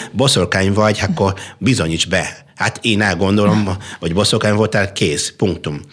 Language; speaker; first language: Hungarian; non-native, fluent; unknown